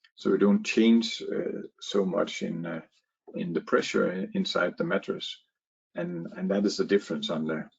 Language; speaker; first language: English; non-native, fluent; Danish